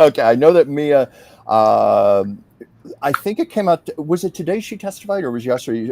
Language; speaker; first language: English; native; English